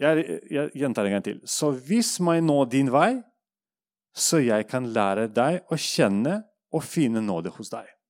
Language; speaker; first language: Norwegian; non-native, fluent; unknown